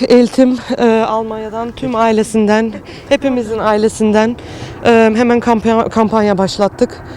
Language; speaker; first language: Turkish; early bilingual, heritage; Turkish